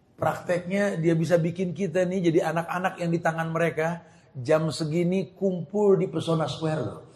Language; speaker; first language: Indonesian; native; Indonesian